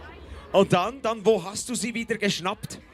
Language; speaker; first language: German; native; German